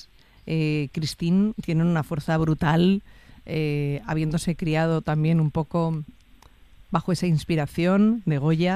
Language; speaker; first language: Spanish; native; Spanish